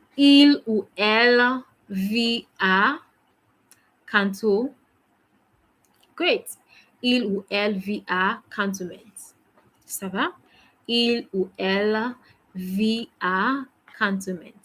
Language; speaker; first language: French; non-native, fluent; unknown